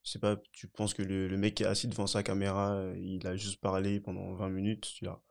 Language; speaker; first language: French; early bilingual, other home language; Haitian Creole